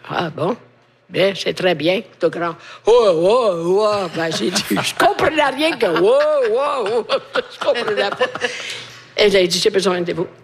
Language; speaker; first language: French; non-native, fluent; Italian